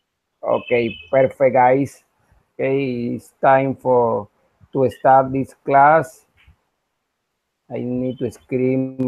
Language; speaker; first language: English; non-native, learner; Spanish